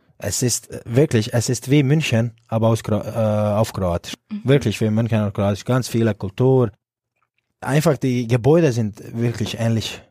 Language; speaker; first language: German; non-native, fluent; Croatian